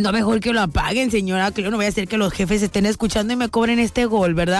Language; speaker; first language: Spanish; native; Spanish